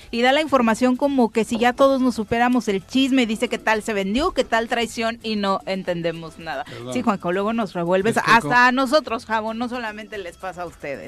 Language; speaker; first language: Spanish; native; Spanish